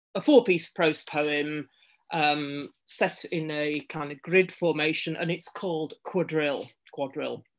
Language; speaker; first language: English; native; English